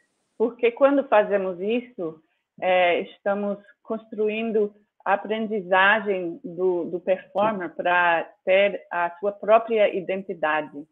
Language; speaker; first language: Portuguese; non-native, fluent; English